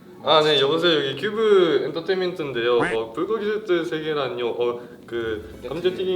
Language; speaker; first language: Korean; non-native, fluent; Japanese